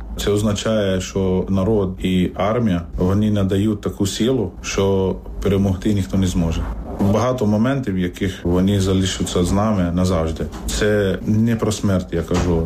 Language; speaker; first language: Ukrainian; non-native, fluent; Arabic